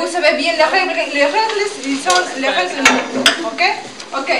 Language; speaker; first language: French; non-native, learner; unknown